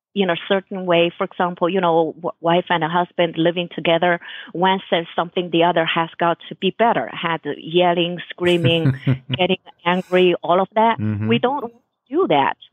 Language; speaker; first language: English; non-native, fluent; Chinese